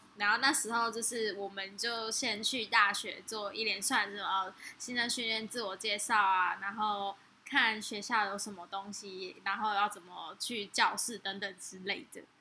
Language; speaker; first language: Chinese; native; Chinese